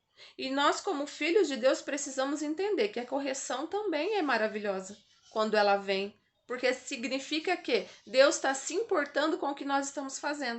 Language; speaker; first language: Portuguese; native; Portuguese